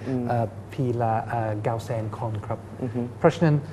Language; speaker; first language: Thai; non-native, fluent; English